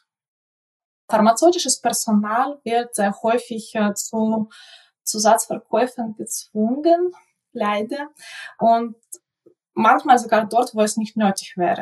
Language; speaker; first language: German; non-native, local second language; Ukrainian